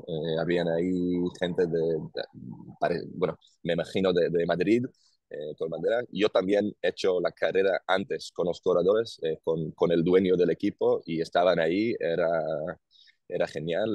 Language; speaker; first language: Spanish; non-native, learner; Hebrew